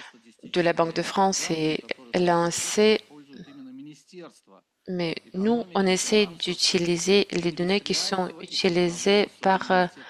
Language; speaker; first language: French; non-native, fluent; Russian